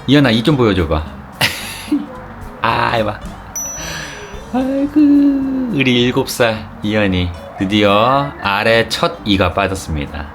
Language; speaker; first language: Korean; native; Korean